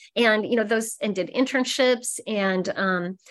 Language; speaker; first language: English; native; English